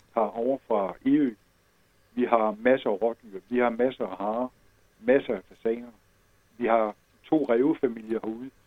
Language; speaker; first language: Danish; native; Danish